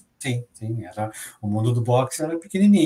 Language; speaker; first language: Portuguese; native; Portuguese